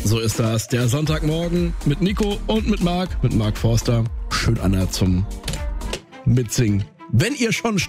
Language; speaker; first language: German; native; German